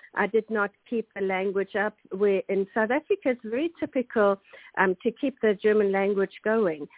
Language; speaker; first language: English; non-native, local second language; German